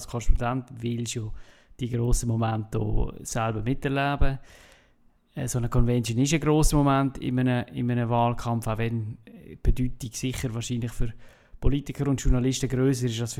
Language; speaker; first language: German; native; German